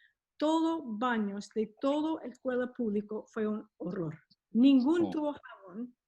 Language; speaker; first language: Spanish; non-native, fluent; English